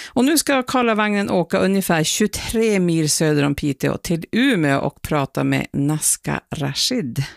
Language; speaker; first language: Swedish; native; Swedish